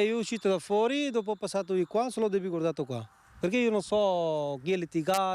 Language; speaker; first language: Italian; non-native, learner; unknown